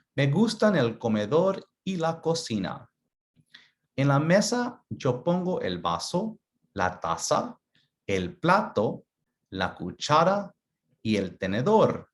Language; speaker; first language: Spanish; early bilingual, other home language; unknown